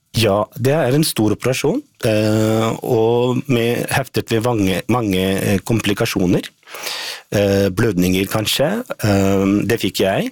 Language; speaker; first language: Norwegian; non-native, fluent; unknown